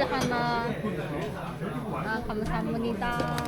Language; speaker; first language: Korean; non-native, learner; Japanese